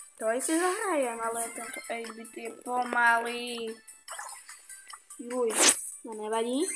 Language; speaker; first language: Slovak; non-native, local second language; Hungarian